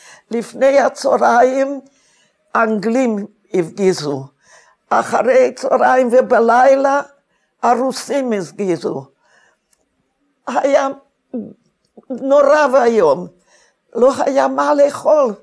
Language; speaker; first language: Hebrew; non-native, fluent; Hungarian